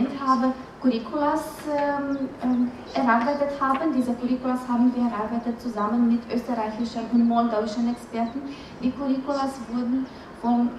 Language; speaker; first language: German; non-native, fluent; Romanian